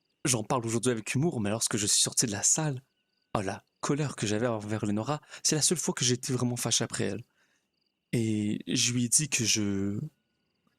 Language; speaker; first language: French; native; French